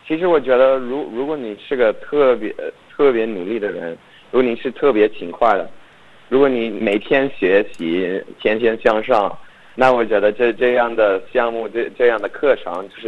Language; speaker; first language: Chinese; non-native, learner; English